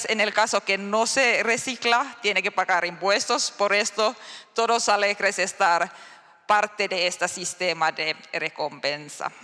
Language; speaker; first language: Spanish; non-native, learner; Finnish